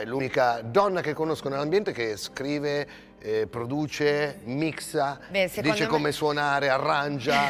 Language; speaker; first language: Italian; native; Italian